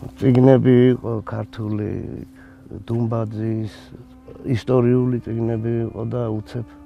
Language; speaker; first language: Georgian; native; Georgian